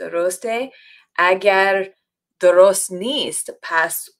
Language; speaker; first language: Persian; non-native, fluent; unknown